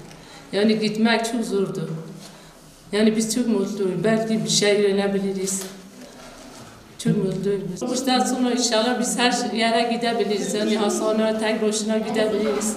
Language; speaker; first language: Turkish; non-native, learner; Kurdish